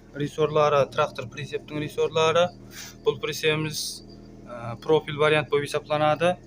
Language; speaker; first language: Uzbek; non-native, local second language; Kara-Kalpak